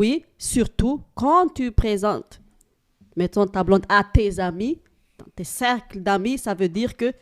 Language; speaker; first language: French; non-native, local second language; Malagasy